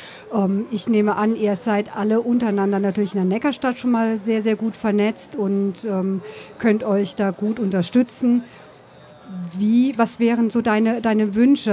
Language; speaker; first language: German; early bilingual, other home language; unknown